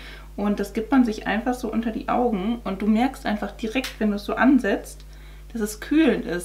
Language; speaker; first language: German; native; German